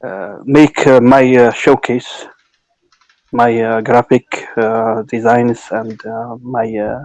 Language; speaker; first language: English; non-native, local second language; Arabic